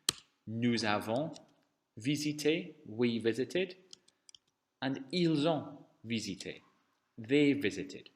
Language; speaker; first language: French; non-native, fluent; English